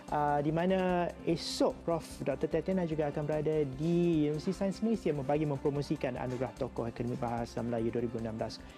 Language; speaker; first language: Malay; native; Malay